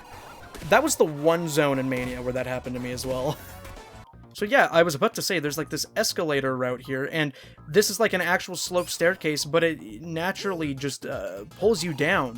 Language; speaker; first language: English; native; English